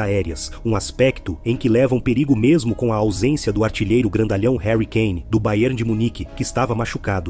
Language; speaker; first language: Portuguese; native; Portuguese